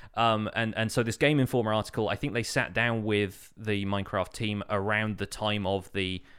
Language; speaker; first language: English; native; English